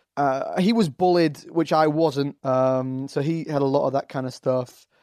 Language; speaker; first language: English; native; English